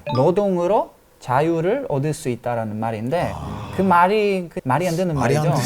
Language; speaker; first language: Korean; non-native, fluent; Polish